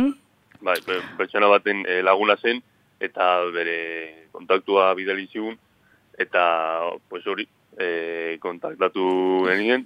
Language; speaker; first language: Basque; non-native, local second language; Spanish